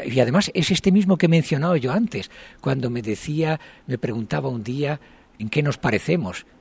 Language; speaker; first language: Spanish; native; Spanish